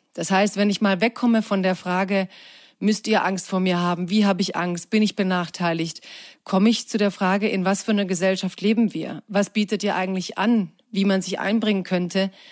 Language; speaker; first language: German; early bilingual, other home language; Croatian